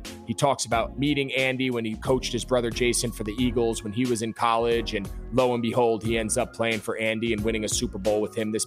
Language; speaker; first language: English; native; English